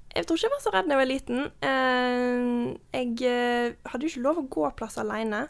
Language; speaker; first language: Norwegian; early bilingual, heritage; Norwegian